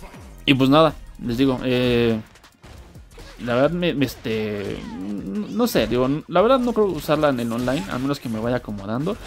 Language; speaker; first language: Spanish; native; Spanish